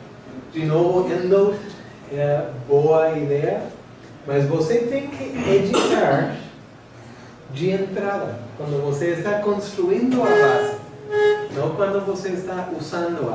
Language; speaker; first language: Portuguese; non-native, fluent; English